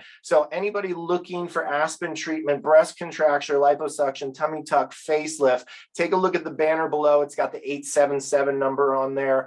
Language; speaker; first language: English; native; English